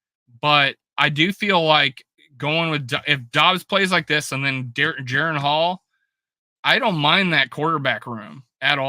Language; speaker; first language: English; native; English